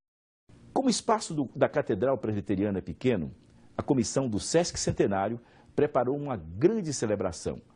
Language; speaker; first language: Portuguese; native; Portuguese